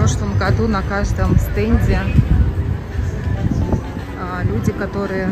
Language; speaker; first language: Russian; native; Russian